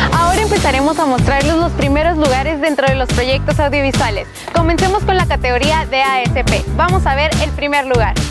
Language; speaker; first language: Spanish; native; Spanish